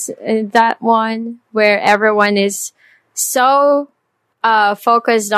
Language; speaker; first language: English; non-native, local second language; Filipino